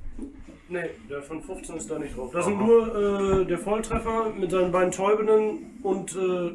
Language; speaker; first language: German; native; German